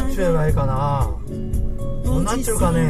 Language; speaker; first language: Japanese; native; Japanese